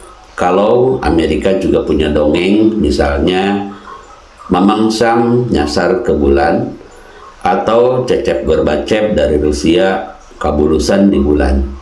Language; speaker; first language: Indonesian; non-native, local second language; Sundanese